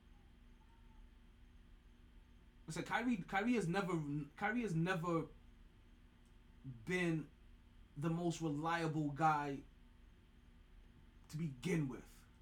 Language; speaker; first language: English; native; English